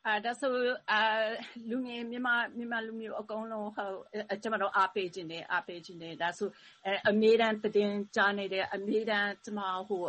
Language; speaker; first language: Burmese; non-native, learner; Thai